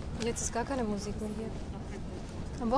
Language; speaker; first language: German; native; German